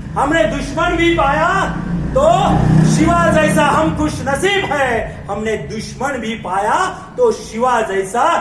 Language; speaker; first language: Hindi; non-native, local second language; Marathi